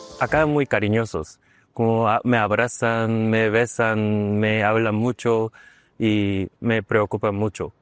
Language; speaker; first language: Spanish; non-native, learner; Korean